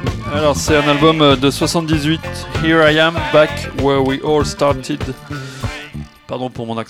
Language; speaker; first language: French; native; French